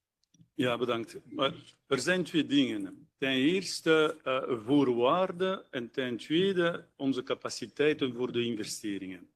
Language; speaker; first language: Dutch; non-native, local second language; French